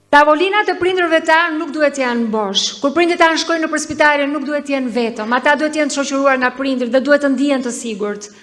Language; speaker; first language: Albanian; native; Albanian